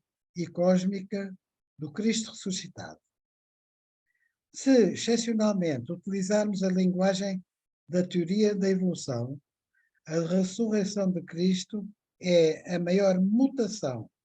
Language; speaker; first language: Portuguese; native; Portuguese